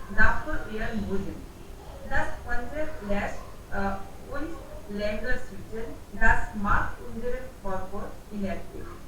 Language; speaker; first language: German; non-native, learner; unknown